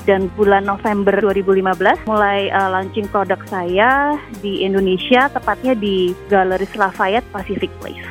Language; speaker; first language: Indonesian; native; Indonesian